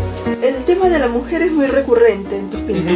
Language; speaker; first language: Spanish; native; Spanish